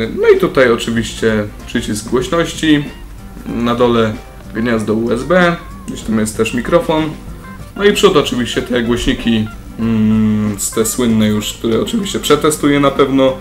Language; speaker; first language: Polish; native; Polish